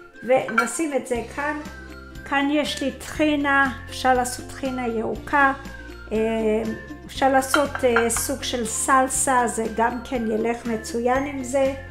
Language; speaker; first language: Hebrew; non-native, fluent; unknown